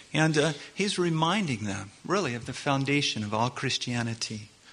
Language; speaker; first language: English; native; English